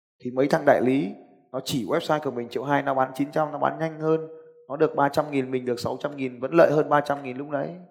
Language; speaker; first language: Vietnamese; native; Vietnamese